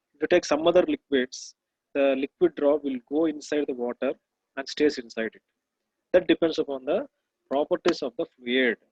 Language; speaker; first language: English; non-native, local second language; Telugu